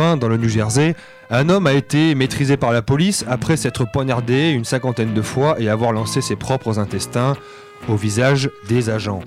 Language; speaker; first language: French; native; French